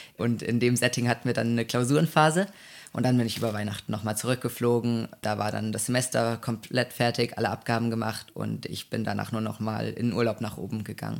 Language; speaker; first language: German; native; German